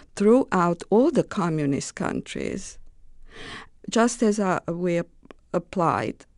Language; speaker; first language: English; non-native, fluent; Romanian